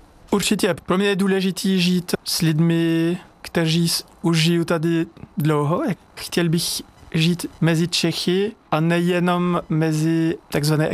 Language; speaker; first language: Czech; non-native, learner; French